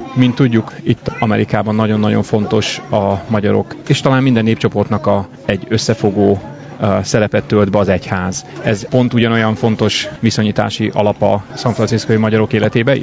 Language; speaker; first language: Hungarian; native; Hungarian